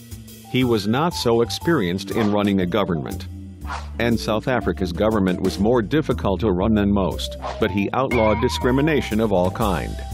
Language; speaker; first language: English; non-native, fluent; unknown